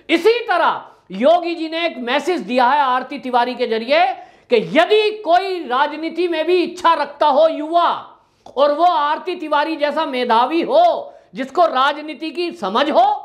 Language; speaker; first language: Hindi; native; Hindi